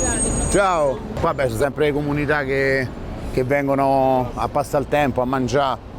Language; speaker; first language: Italian; native; Italian